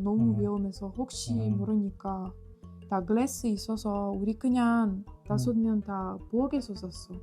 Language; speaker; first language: Korean; non-native, fluent; Ukrainian